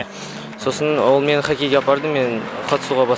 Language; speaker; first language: Kazakh; non-native, local second language; Russian